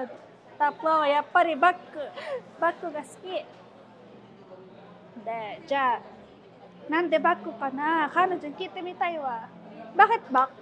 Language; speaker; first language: Japanese; non-native, fluent; Filipino